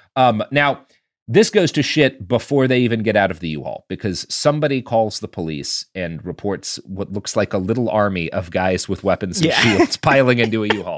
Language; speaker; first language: English; native; English